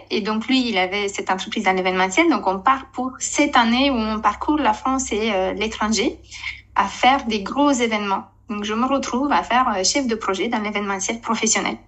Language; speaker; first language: French; non-native, fluent; Romanian